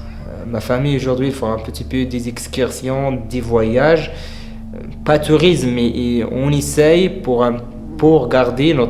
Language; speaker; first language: French; non-native, learner; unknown